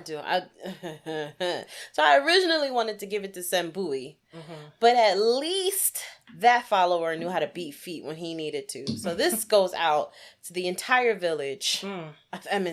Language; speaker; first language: English; native; English